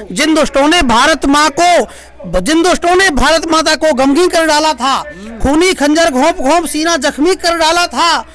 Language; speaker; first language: Hindi; native; Hindi